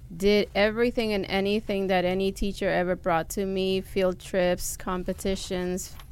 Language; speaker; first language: English; early bilingual, other home language; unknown